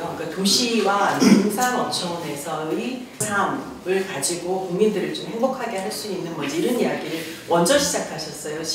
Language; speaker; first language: Korean; native; Korean